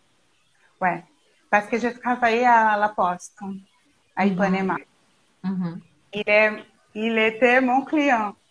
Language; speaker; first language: French; non-native, learner; Portuguese